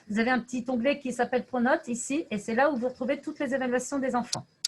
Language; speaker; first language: French; native; French